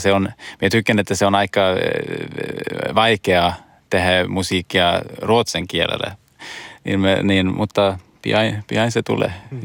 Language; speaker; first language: Finnish; non-native, learner; Swedish